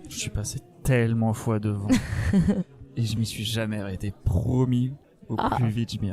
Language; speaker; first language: French; native; French